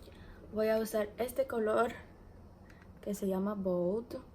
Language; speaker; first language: Spanish; early bilingual, heritage; English